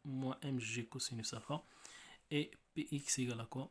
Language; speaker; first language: French; non-native, local second language; Arabic